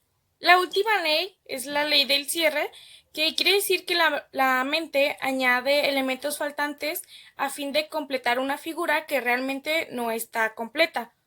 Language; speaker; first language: Spanish; native; Spanish